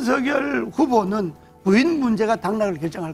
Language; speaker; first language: Korean; native; Korean